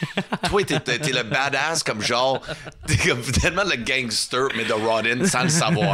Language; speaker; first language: French; non-native, fluent; English